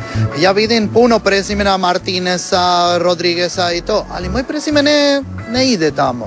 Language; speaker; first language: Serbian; non-native, learner; Spanish